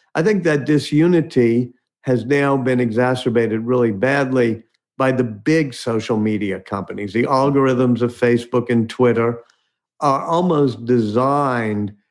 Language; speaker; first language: English; native; English